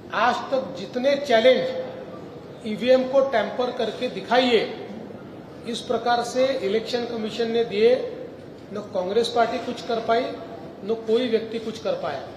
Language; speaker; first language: Hindi; non-native, local second language; Marathi